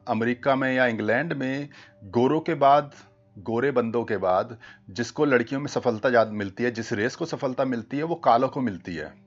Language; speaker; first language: Hindi; native; Hindi